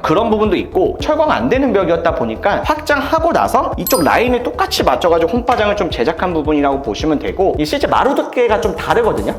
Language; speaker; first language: Korean; native; Korean